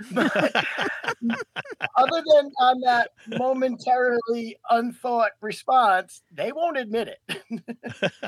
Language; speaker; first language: English; native; English